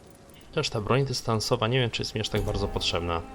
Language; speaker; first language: Polish; native; Polish